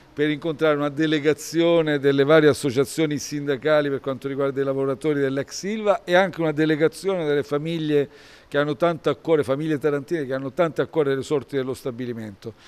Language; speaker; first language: Italian; native; Italian